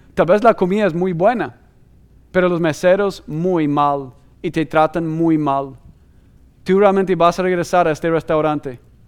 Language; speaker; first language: Spanish; non-native, fluent; English